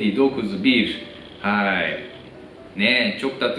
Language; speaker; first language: Turkish; non-native, fluent; Japanese